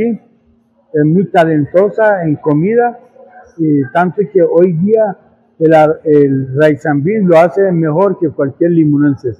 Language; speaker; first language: Spanish; non-native, fluent; Persian